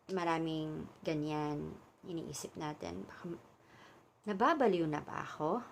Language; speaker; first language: Filipino; non-native, local second language; Cebuano